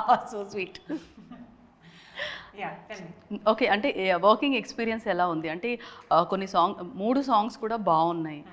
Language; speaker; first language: Telugu; native; Telugu